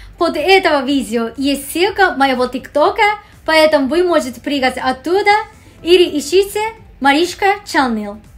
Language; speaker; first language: Russian; non-native, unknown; Japanese